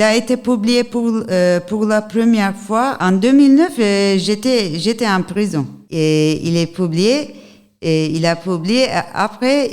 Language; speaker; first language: French; non-native, learner; Turkish